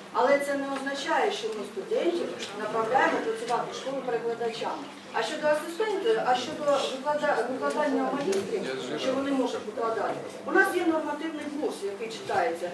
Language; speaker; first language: Ukrainian; non-native, local second language; Russian